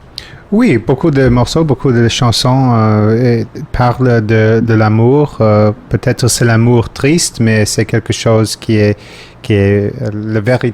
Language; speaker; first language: French; non-native, fluent; English